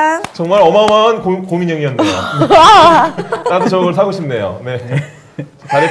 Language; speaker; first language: Korean; native; Korean